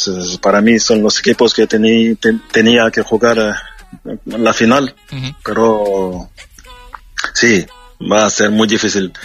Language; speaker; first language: Spanish; non-native, fluent; French